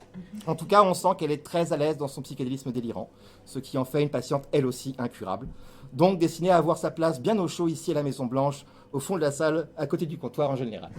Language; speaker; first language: French; native; French